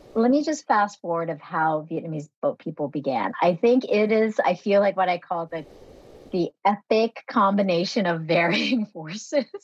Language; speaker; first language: English; early bilingual, other home language; Vietnamese